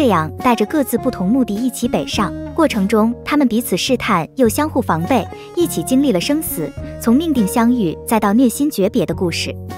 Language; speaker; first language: Chinese; native; Chinese